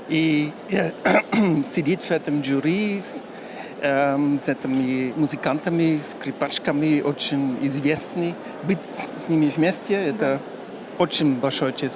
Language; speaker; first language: Russian; non-native, learner; German